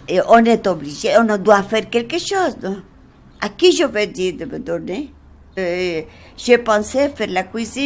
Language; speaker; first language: French; non-native, local second language; Arabic